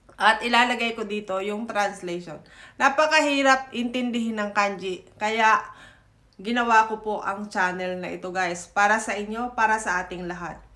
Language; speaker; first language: Filipino; native; Filipino